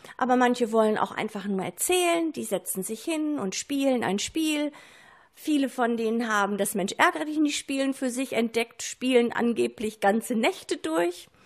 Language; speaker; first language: German; native; German